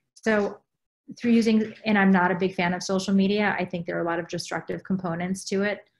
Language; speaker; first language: English; native; English